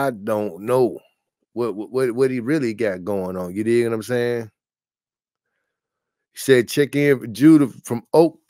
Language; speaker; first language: English; native; English